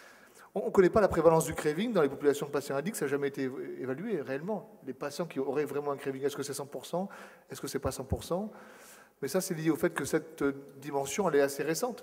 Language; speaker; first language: French; native; French